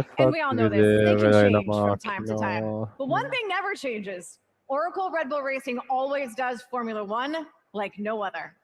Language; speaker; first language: English; native; English